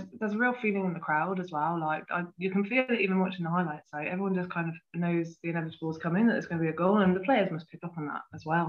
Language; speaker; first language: English; native; English